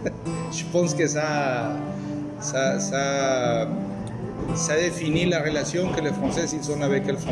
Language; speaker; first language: French; non-native, fluent; Spanish